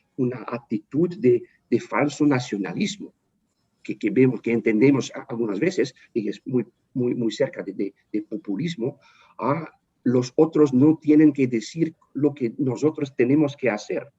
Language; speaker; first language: Spanish; non-native, fluent; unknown